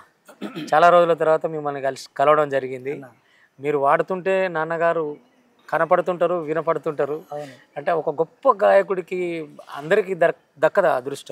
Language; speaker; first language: Telugu; native; Telugu